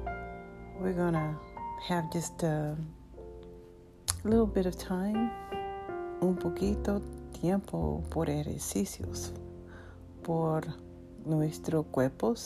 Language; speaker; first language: Spanish; non-native, learner; English